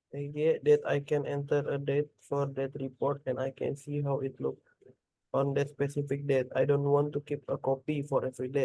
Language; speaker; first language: English; non-native, fluent; Indonesian